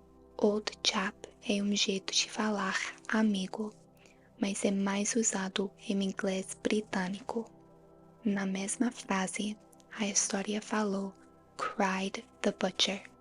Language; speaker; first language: Portuguese; non-native, fluent; English